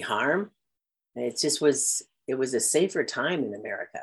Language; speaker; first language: English; native; English